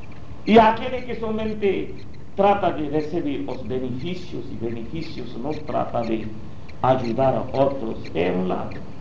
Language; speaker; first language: Portuguese; non-native, learner; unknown